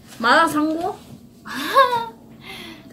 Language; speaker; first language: Korean; non-native, learner; Chinese